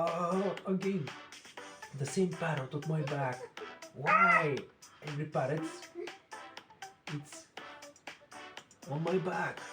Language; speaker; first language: English; non-native, learner; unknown